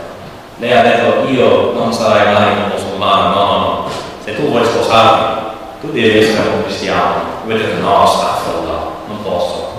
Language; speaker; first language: Italian; non-native, learner; English